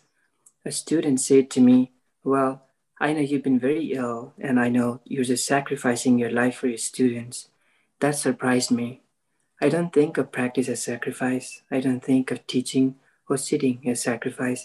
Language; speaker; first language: English; non-native, local second language; Nepali